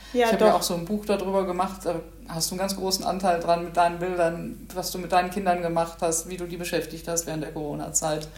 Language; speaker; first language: German; native; German